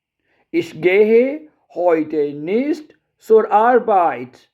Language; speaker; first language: German; non-native, fluent; Urdu